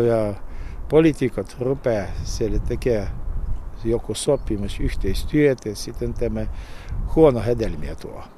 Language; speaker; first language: Finnish; non-native, learner; Russian